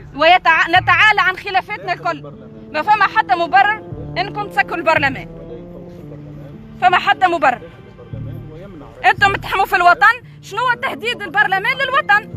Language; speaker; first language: Arabic; native; Arabic